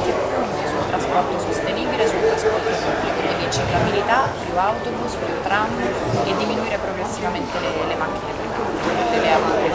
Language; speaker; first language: Italian; native; Italian